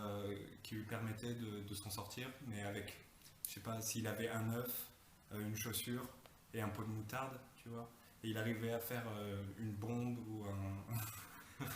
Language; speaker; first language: French; native; French